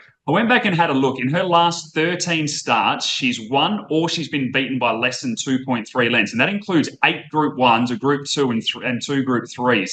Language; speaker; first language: English; native; English